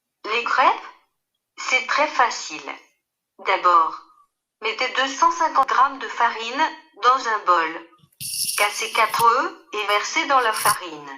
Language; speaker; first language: French; native; French